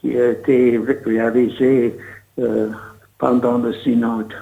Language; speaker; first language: French; non-native, learner; English